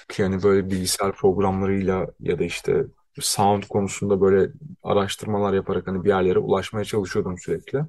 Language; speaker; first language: Turkish; native; Turkish